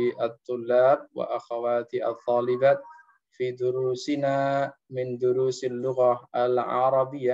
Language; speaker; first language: Arabic; non-native, fluent; Indonesian